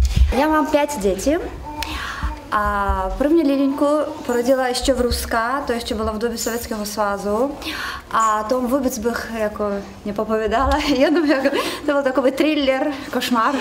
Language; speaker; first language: Czech; non-native, learner; Russian